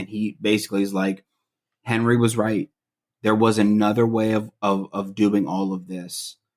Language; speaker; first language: English; native; English